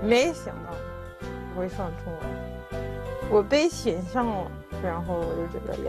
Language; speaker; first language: Chinese; non-native, fluent; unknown